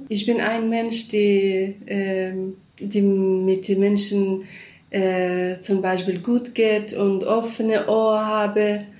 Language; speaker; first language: German; non-native, learner; Kurdish